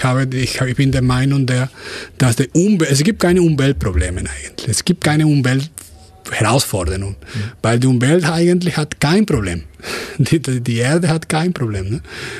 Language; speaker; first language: German; non-native, fluent; Spanish